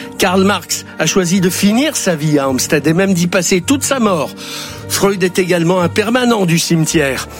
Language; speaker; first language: French; native; French